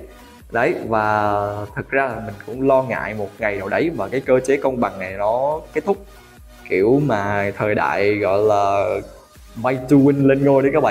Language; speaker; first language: Vietnamese; native; Vietnamese